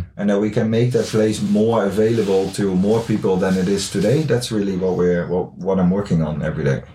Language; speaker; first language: English; non-native, fluent; Dutch